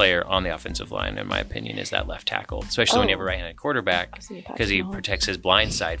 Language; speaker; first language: English; native; English